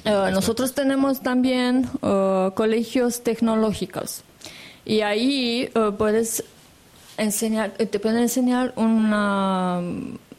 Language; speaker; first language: Spanish; non-native, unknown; Romanian